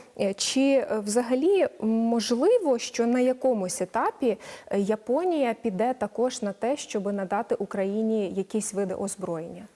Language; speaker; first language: Ukrainian; native; Ukrainian